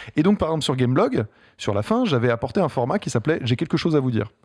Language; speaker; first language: French; native; French